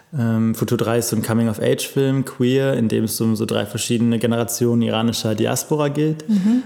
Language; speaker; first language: German; native; German